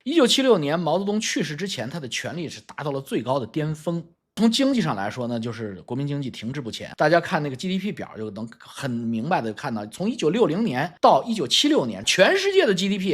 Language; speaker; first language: Chinese; native; Chinese